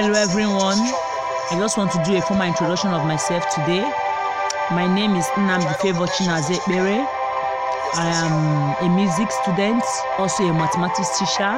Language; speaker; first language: English; non-native, local second language; Igbo